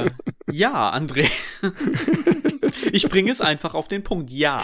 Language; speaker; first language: German; native; German